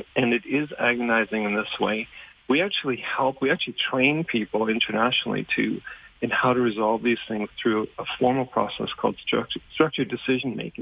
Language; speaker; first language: English; non-native, fluent; German